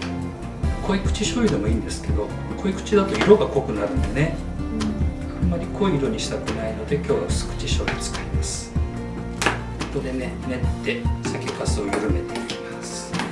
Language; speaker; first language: Japanese; native; Japanese